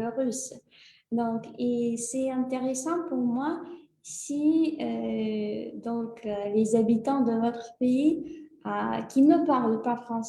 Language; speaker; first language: French; non-native, fluent; Russian